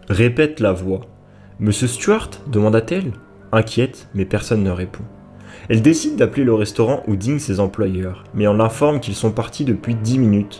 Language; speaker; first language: French; native; French